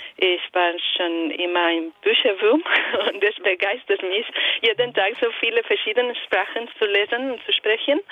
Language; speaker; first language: German; non-native, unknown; Italian